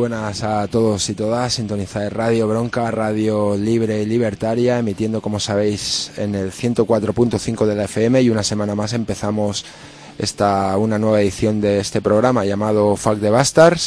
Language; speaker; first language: Spanish; native; Spanish